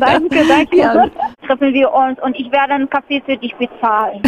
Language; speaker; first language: German; non-native, fluent; Arabic